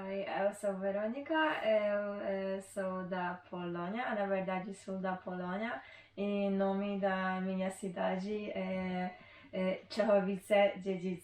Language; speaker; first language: Portuguese; non-native, learner; Polish